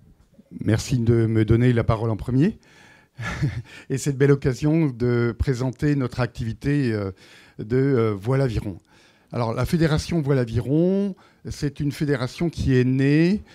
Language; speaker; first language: French; native; French